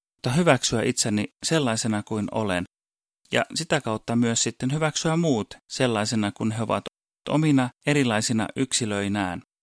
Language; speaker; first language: Finnish; early bilingual, heritage; Finnish